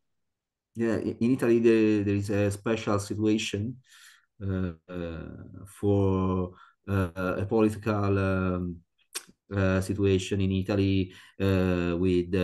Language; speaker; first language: English; non-native, learner; Italian